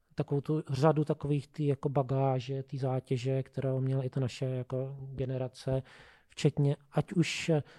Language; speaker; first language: Czech; native; Czech